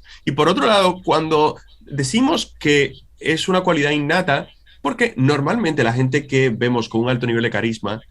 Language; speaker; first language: Spanish; native; Spanish